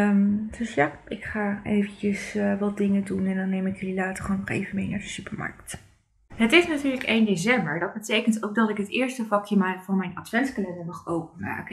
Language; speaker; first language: Dutch; native; Dutch